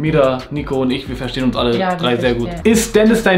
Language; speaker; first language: German; native; German